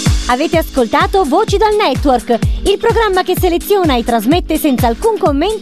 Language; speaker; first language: Italian; native; Italian